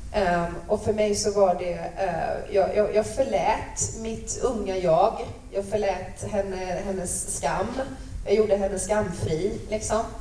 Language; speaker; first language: Swedish; native; Swedish